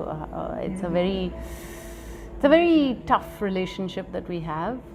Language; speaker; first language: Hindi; non-native, local second language; French